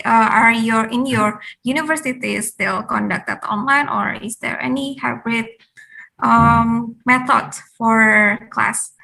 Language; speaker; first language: English; non-native, fluent; Indonesian